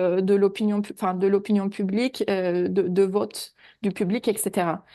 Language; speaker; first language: French; native; French